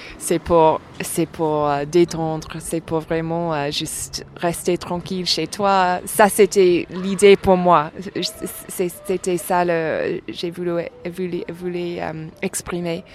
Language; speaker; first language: French; non-native, fluent; English